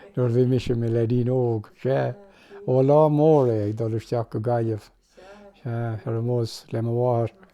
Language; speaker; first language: Irish; non-native, local second language; English